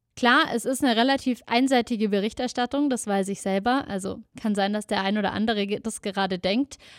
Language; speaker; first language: German; native; German